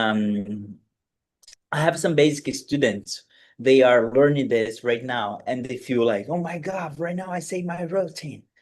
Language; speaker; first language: English; non-native, fluent; Portuguese